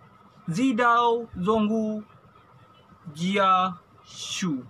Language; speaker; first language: Chinese; non-native, learner; Malay